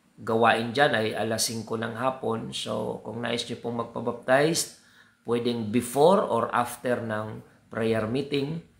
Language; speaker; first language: Filipino; native; Filipino